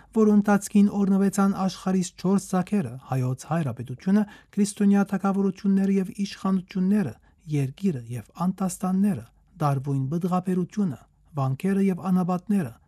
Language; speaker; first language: Armenian; native; Armenian